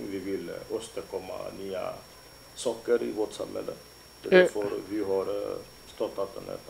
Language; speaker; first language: Swedish; non-native, fluent; Lingala